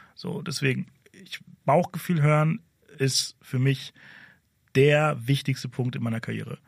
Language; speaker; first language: German; native; German